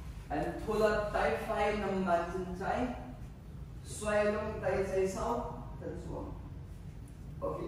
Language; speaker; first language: English; non-native, local second language; Hindi